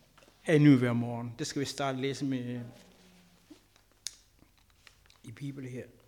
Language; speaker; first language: Danish; non-native, learner; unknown